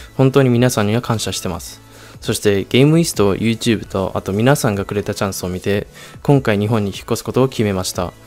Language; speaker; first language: Japanese; early bilingual, heritage; Japanese